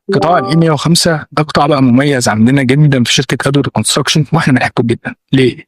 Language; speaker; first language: Arabic; native; Arabic